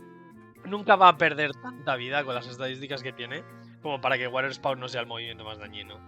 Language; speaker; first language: Spanish; native; Spanish